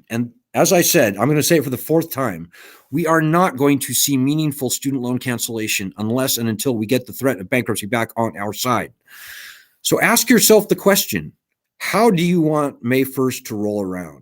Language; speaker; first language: English; native; English